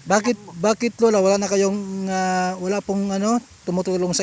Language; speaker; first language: Filipino; native; Filipino